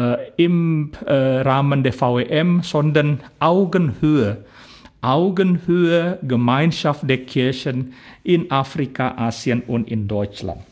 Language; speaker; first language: German; non-native, fluent; Indonesian